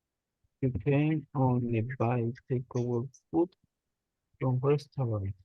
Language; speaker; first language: English; non-native, learner; Spanish